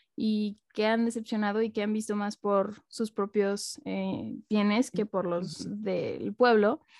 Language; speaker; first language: Spanish; native; Spanish